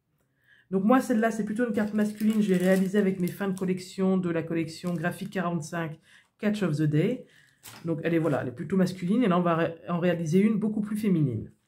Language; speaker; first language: French; native; French